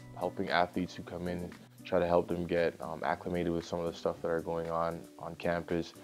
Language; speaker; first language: English; native; English